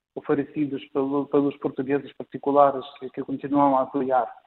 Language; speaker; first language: Portuguese; non-native, fluent; Ukrainian